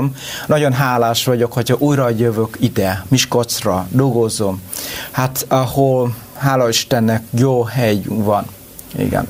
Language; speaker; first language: Hungarian; non-native, learner; Vietnamese